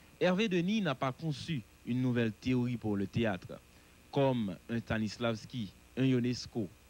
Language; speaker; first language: French; non-native, local second language; Haitian Creole